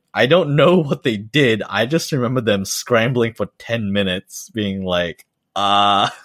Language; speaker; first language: English; native; English